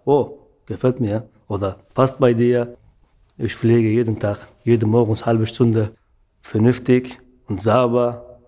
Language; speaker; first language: German; non-native, learner; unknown